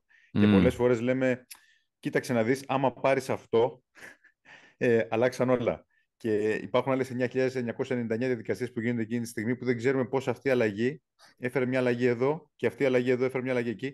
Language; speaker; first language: Greek; native; Greek